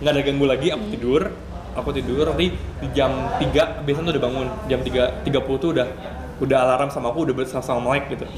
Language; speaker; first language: Indonesian; native; Indonesian